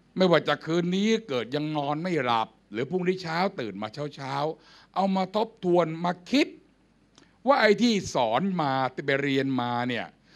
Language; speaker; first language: Thai; native; Thai